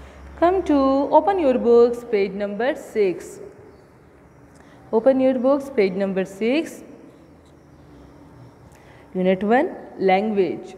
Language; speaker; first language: English; non-native, local second language; Urdu